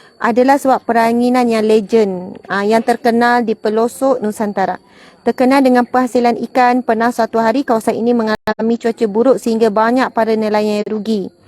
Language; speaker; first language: Malay; native; Malay